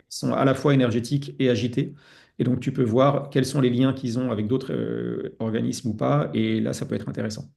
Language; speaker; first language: French; native; French